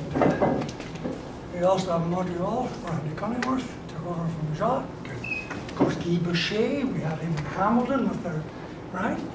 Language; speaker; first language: English; native; English